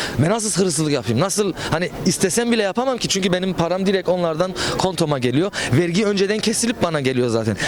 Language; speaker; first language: Turkish; early bilingual, heritage; Turkish